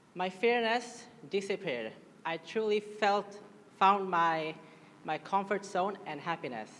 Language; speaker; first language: English; non-native, fluent; Swedish